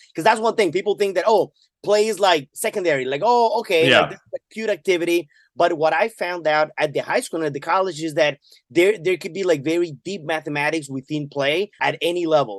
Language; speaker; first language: English; non-native, fluent; Spanish